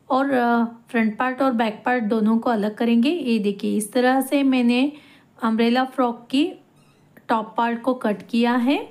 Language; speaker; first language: Hindi; non-native, local second language; Kannada